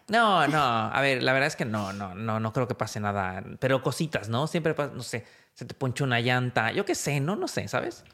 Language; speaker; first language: Spanish; native; Spanish